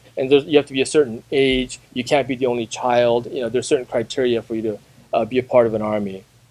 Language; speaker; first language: English; native; English